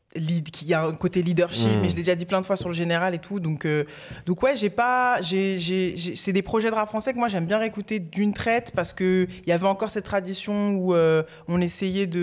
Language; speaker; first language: French; native; French